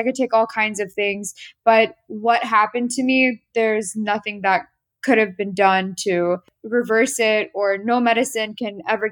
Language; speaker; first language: English; native; English